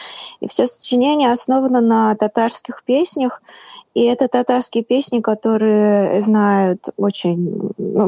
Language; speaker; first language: Russian; non-native, local second language; Tatar